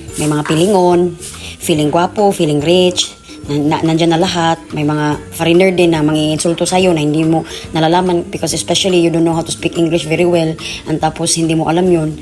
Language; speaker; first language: Filipino; non-native, local second language; Cebuano